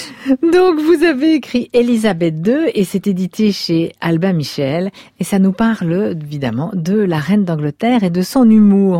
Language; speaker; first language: French; native; French